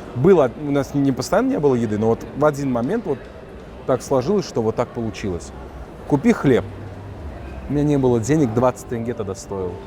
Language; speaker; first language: Russian; native; Russian